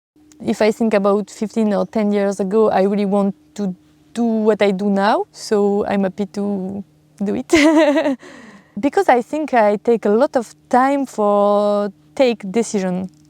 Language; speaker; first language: English; non-native, learner; French